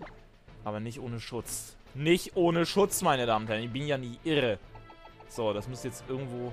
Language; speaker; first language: German; native; German